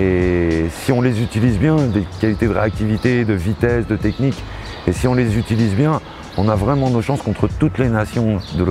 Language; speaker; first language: French; native; French